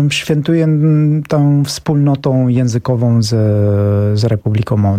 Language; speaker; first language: Polish; non-native, fluent; Romanian